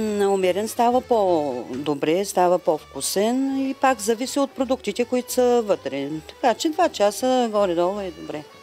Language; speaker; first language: Bulgarian; native; Bulgarian